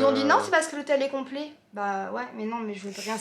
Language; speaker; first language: French; native; French